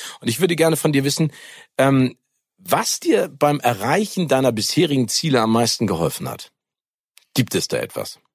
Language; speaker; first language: German; native; German